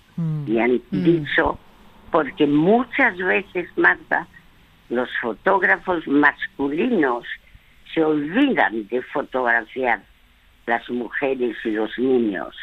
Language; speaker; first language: Spanish; early bilingual, other home language; French